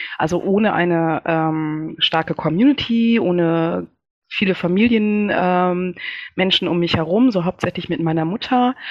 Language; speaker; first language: German; early bilingual, other home language; Kinyarwanda